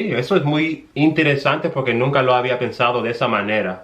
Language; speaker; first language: Spanish; non-native, fluent; English